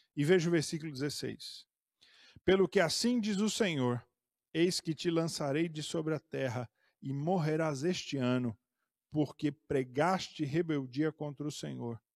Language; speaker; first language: Portuguese; native; Portuguese